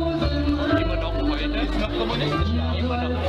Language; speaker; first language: German; non-native, fluent; Lao